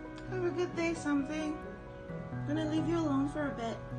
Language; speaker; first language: English; non-native, fluent; French